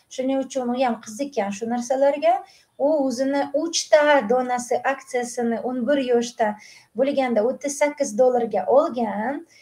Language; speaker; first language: Uzbek; non-native, local second language; Russian